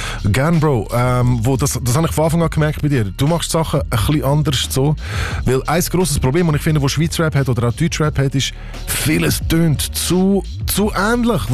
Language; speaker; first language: German; native; German